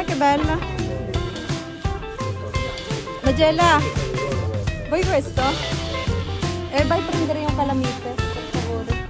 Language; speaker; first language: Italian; non-native, learner; Filipino